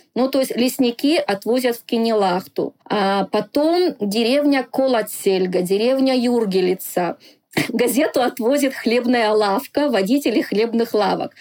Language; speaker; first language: Russian; non-native, local second language; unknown